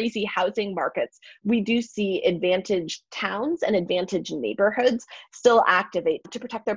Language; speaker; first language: English; native; English